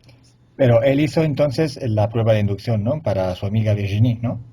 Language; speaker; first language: Spanish; non-native, fluent; Italian